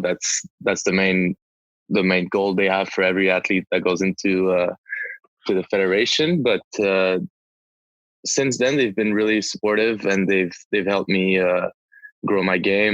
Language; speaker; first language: English; non-native, local second language; French